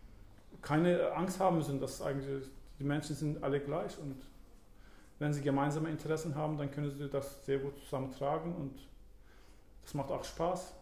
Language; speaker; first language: German; early bilingual, other home language; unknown